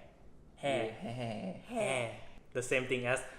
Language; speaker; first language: English; non-native, fluent; Thai